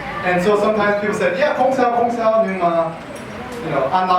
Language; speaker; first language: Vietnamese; non-native, learner; English